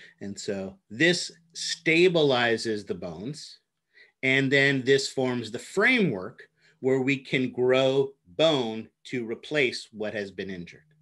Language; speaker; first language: English; native; English